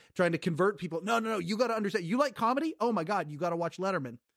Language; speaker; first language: English; native; English